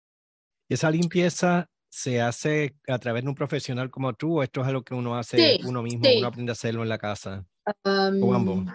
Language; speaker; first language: Spanish; native; Spanish